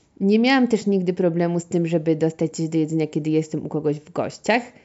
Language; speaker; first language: Polish; native; Polish